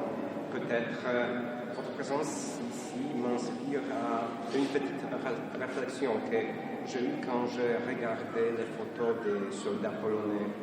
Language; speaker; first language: French; non-native, fluent; Polish